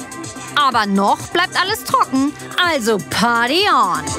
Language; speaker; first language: German; native; German